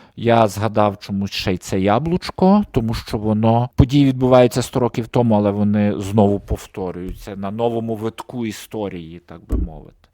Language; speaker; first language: Ukrainian; native; Ukrainian